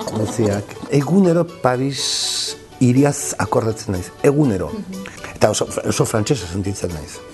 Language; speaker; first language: Basque; native; Basque